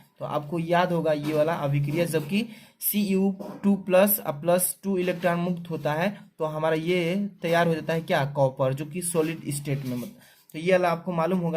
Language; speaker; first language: Hindi; native; Hindi